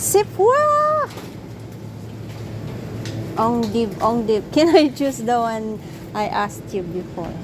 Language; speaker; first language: English; non-native, local second language; Filipino